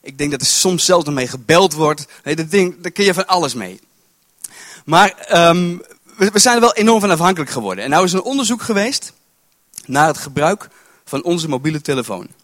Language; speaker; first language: Dutch; native; Dutch